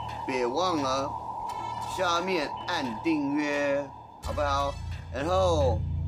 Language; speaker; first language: Chinese; non-native, fluent; English